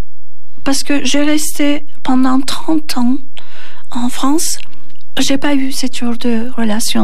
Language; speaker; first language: French; non-native, fluent; Turkish